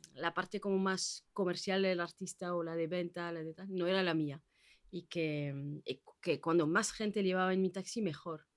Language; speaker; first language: Spanish; non-native, fluent; Basque